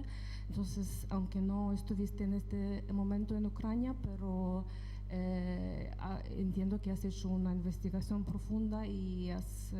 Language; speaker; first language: Spanish; non-native, fluent; Ukrainian